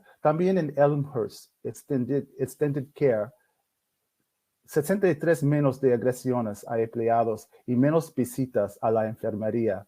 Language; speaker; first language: Spanish; non-native, fluent; English